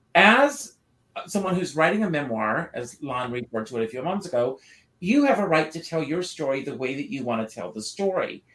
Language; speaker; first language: English; native; English